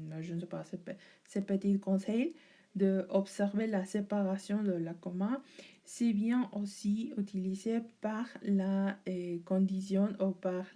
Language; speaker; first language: French; non-native, learner; Spanish